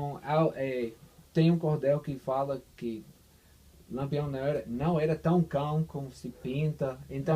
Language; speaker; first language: Portuguese; non-native, fluent; English